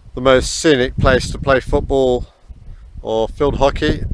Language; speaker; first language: English; native; English